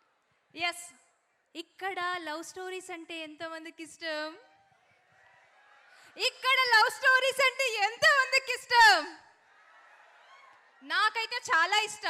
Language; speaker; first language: Telugu; native; Telugu